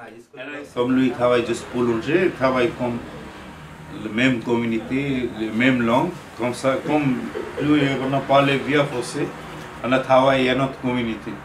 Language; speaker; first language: French; non-native, learner; Bangla